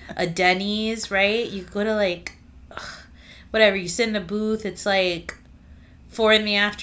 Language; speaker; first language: English; early bilingual, other home language; Spanish